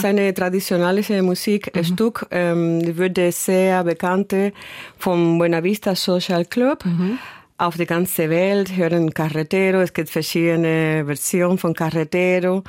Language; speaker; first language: German; non-native, learner; Spanish